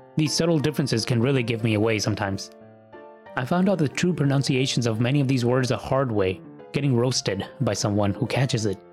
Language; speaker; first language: English; early bilingual, other home language; Punjabi